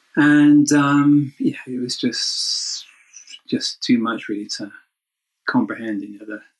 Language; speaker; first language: English; native; English